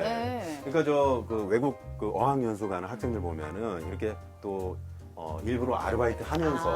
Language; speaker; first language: Korean; native; Korean